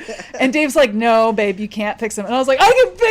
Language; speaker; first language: English; native; English